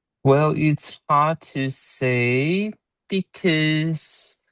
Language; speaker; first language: English; non-native, learner; Chinese